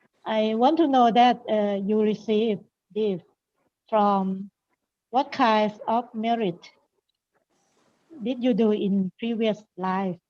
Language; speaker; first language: English; non-native, learner; Thai